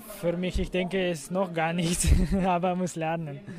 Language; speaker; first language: German; non-native, learner; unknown